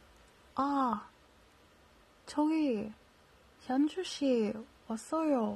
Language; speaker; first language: Korean; non-native, learner; English